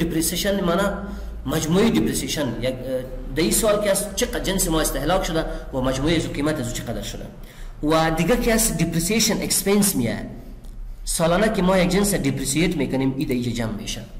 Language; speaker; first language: Persian; non-native, local second language; Pashto